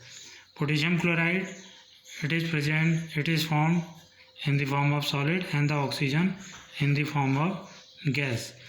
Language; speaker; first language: English; non-native, local second language; Hindi